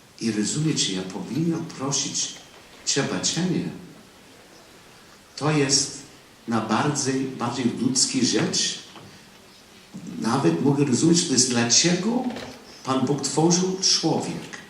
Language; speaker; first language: Polish; non-native, learner; English